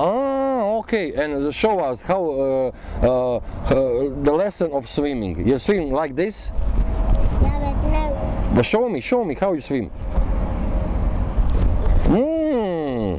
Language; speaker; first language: English; non-native, learner; Croatian